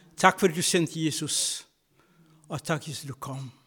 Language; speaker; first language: Danish; non-native, fluent; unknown